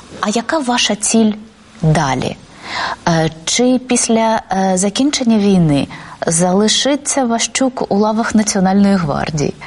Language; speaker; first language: Ukrainian; native; Ukrainian